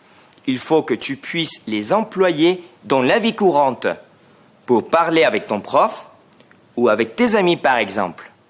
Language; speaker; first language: French; non-native, fluent; Spanish